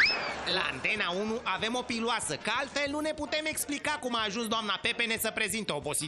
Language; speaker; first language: Romanian; native; Romanian